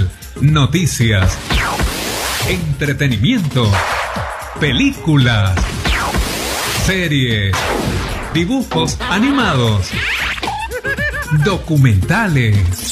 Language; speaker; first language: Spanish; native; Spanish